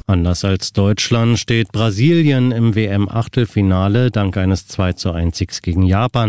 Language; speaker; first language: German; native; German